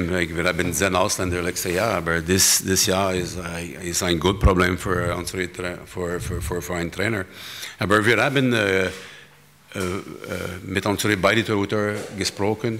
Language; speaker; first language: German; non-native, learner; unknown